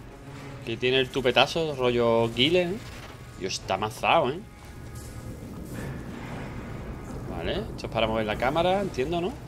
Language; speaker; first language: Spanish; native; Spanish